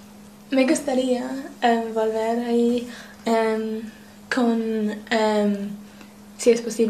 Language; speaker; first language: Spanish; non-native, learner; English